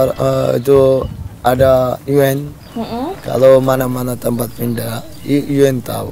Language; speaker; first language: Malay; non-native, learner; Rohingya